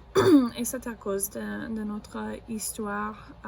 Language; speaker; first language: French; non-native, learner; English